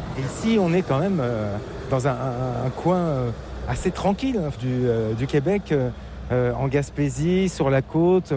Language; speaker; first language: French; native; French